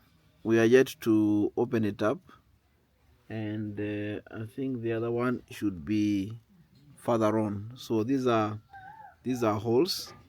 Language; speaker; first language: English; non-native, local second language; Swahili